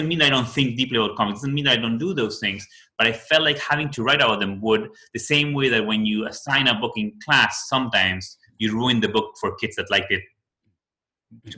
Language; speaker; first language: English; non-native, fluent; Spanish